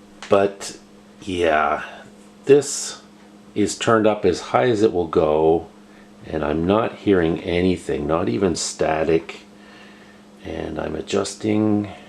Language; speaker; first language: English; native; English